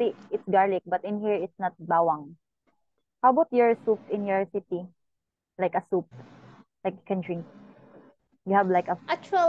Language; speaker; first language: English; non-native, local second language; Cebuano